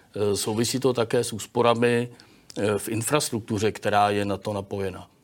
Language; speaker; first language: Czech; native; Czech